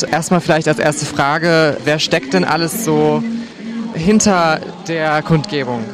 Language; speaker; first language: German; native; German